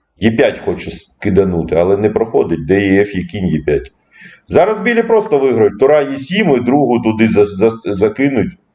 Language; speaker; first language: Ukrainian; non-native, local second language; Russian